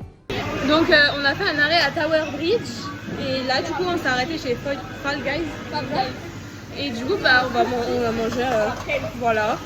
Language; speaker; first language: French; native; French